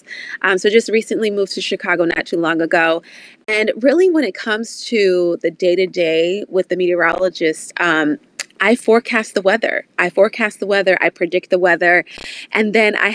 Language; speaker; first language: English; native; English